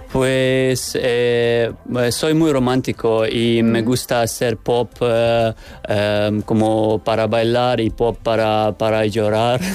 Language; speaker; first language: Spanish; non-native, learner; Ukrainian